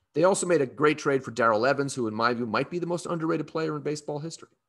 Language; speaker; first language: English; native; English